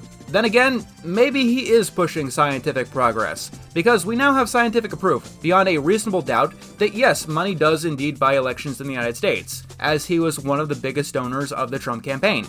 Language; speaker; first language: English; native; English